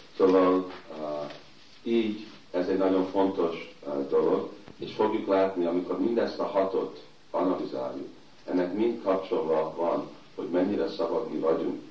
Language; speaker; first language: Hungarian; early bilingual, heritage; Hungarian